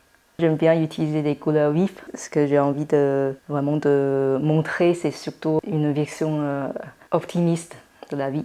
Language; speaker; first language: French; non-native, fluent; Chinese